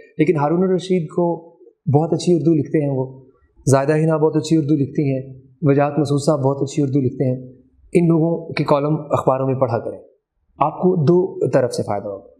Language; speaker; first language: Urdu; native; Urdu